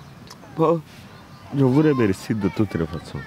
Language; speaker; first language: French; non-native, local second language; Kinyarwanda